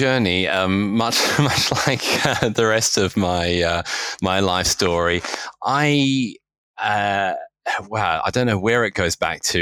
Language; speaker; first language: English; native; English